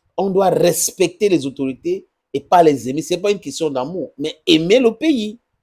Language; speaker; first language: French; non-native, local second language; English